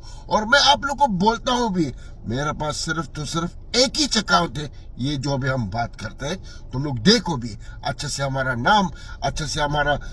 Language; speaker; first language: Hindi; non-native, fluent; Arabic